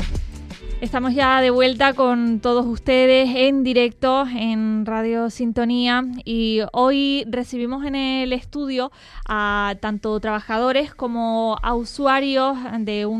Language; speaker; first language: Spanish; native; Spanish